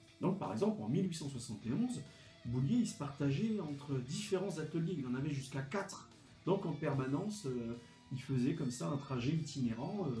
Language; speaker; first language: French; native; French